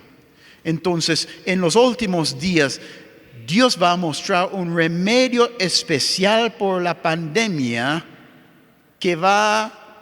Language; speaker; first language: Spanish; non-native, fluent; English